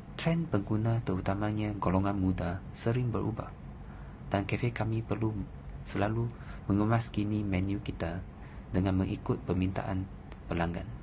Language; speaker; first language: Malay; non-native, local second language; Chinese